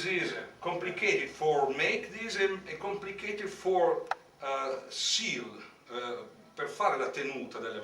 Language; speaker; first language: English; non-native, learner; Italian